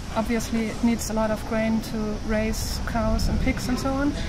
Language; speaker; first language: English; non-native, fluent; German